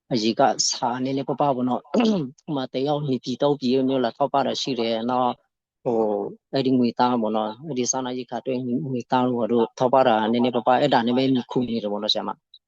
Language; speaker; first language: Burmese; non-native, local second language; Western Kayah